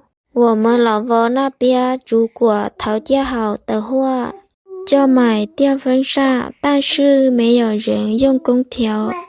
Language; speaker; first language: Chinese; non-native, fluent; Lao